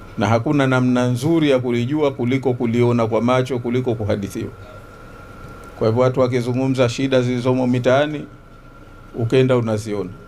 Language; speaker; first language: Swahili; native; Swahili